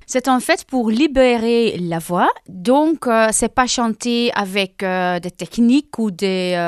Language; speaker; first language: French; non-native, local second language; Dutch